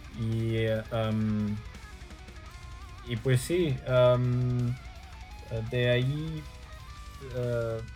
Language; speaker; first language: Spanish; early bilingual, heritage; German